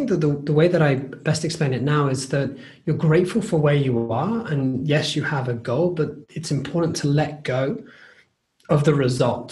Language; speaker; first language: English; native; English